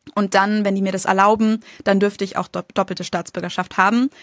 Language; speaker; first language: German; native; German